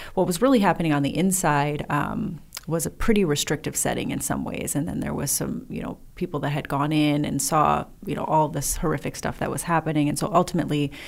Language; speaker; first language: English; native; English